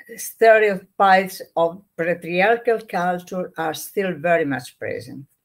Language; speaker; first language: English; non-native, learner; Italian